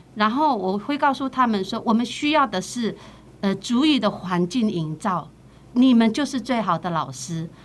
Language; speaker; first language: Chinese; non-native, local second language; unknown